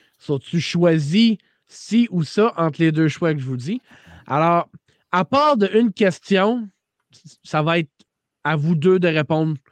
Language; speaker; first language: French; native; French